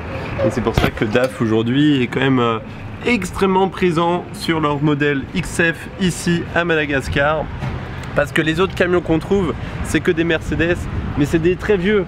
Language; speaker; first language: French; native; French